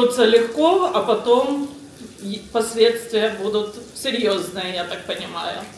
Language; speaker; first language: Russian; native; Russian